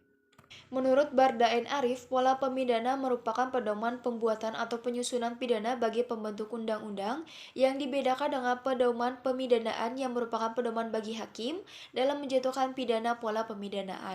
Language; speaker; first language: Indonesian; native; Indonesian